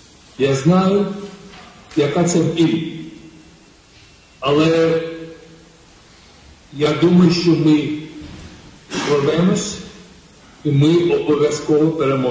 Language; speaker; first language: Ukrainian; non-native, fluent; Georgian